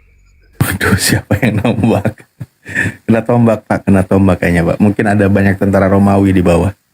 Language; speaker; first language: Indonesian; native; Indonesian